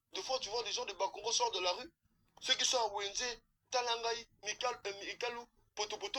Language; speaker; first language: French; non-native, local second language; Lingala